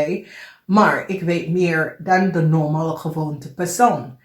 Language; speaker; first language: Dutch; non-native, fluent; English